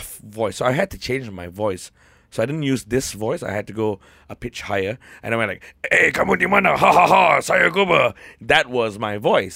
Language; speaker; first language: English; native; English